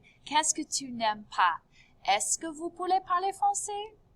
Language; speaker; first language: French; non-native, fluent; English